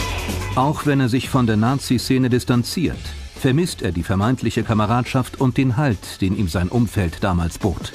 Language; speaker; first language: German; native; German